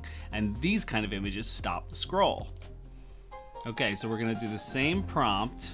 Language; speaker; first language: English; native; English